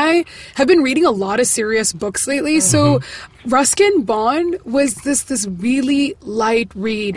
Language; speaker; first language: English; non-native, local second language; Malayalam